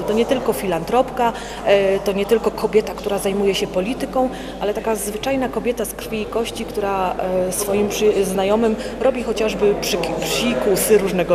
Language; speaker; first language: Polish; native; Polish